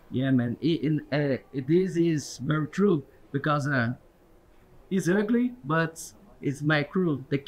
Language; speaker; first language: English; non-native, learner; Portuguese